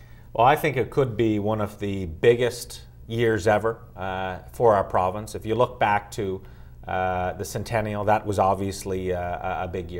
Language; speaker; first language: English; native; English